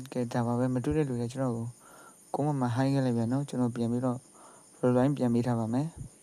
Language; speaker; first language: Burmese; native; Burmese